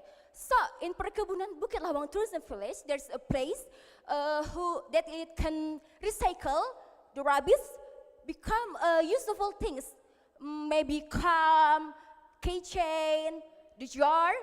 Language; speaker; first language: English; non-native, learner; Indonesian